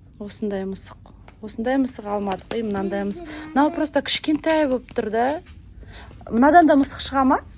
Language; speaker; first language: Kazakh; native; Kazakh